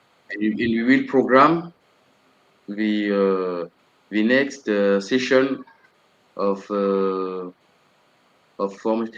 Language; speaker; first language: English; non-native, learner; French